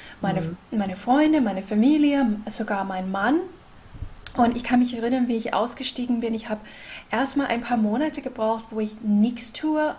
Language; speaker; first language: German; non-native, fluent; English